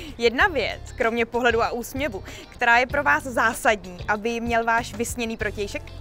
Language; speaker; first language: Czech; native; Czech